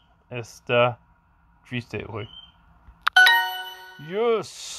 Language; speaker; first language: Spanish; non-native, learner; English